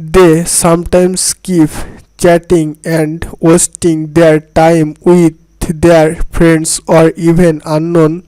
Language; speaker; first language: English; non-native, local second language; Bangla